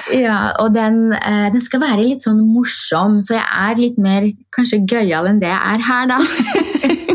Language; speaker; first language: Norwegian; early bilingual, other home language; Arabic